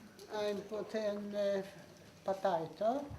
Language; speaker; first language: English; non-native, learner; Russian